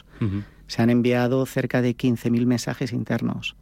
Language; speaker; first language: Spanish; native; Spanish